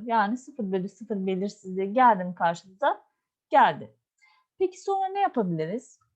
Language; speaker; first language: Turkish; native; Turkish